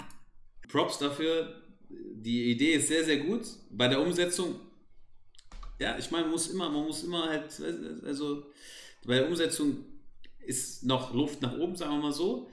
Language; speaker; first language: German; native; German